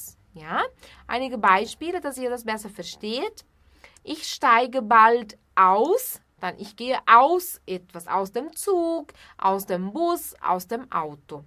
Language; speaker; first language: German; non-native, fluent; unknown